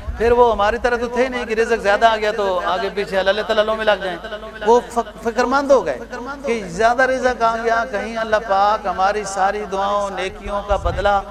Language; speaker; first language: Urdu; non-native, local second language; Punjabi